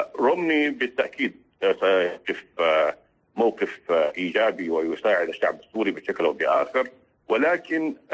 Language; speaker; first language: Arabic; native; Arabic